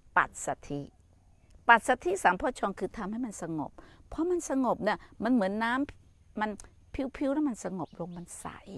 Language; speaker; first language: Thai; native; Thai